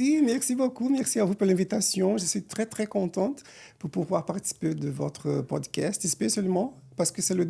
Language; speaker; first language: French; non-native, fluent; Portuguese